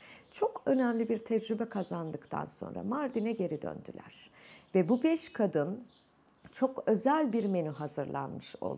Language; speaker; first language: Turkish; native; Turkish